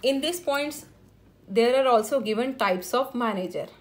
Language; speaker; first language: English; non-native, local second language; Punjabi